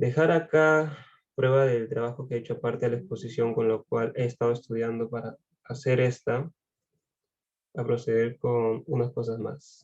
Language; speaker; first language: Spanish; native; Spanish